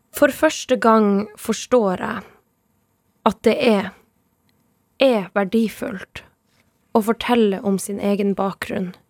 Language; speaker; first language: Norwegian; non-native, local second language; Northern Sami